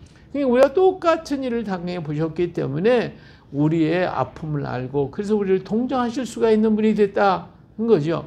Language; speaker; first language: Korean; native; Korean